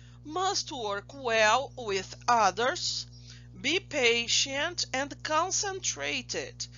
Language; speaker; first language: English; non-native, fluent; Portuguese